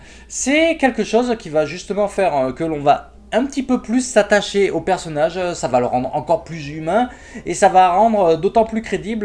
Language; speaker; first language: French; native; French